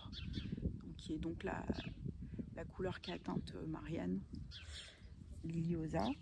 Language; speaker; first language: French; native; French